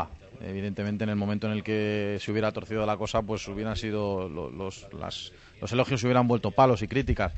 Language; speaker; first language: Spanish; native; Spanish